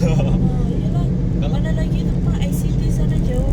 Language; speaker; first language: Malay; non-native, local second language; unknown